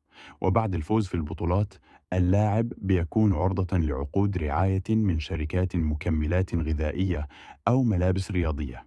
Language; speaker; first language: Arabic; native; Arabic